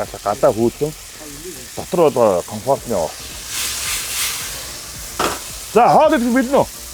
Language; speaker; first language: Mongolian; native; Mongolian